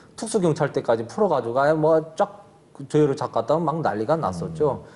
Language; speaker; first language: Korean; native; Korean